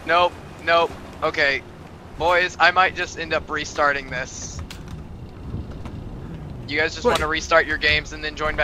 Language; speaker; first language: English; native; English